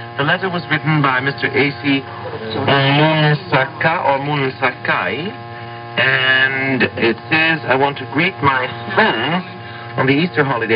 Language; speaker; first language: English; non-native, fluent; Dutch